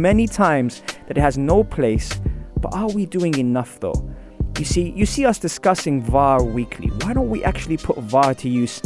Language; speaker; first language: English; native; English